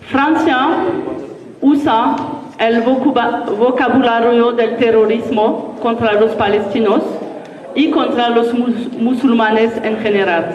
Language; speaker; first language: Spanish; non-native, learner; French